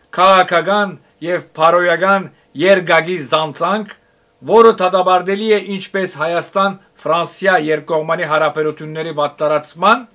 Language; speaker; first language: Armenian; early bilingual, heritage; Armenian